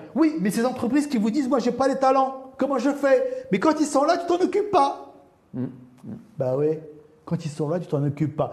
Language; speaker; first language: French; early bilingual, other home language; Arabic